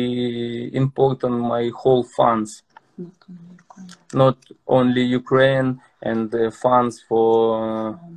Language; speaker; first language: English; non-native, learner; Russian